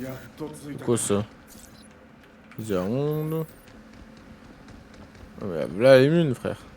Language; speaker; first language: French; native; French